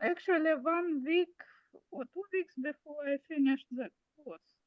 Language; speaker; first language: English; non-native, fluent; Russian